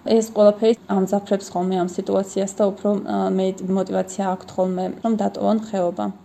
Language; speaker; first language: Georgian; non-native, local second language; Chechen